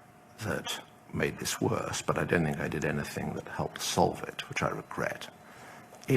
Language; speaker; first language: English; native; English